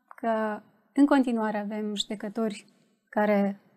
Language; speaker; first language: Romanian; native; Romanian